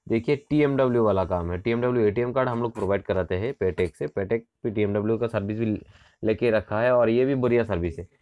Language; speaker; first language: Hindi; non-native, local second language; Bangla